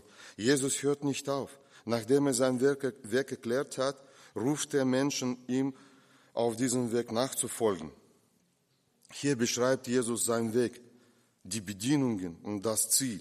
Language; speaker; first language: German; non-native, fluent; Russian